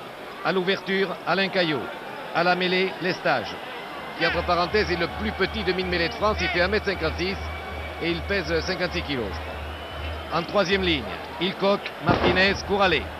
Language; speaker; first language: French; native; French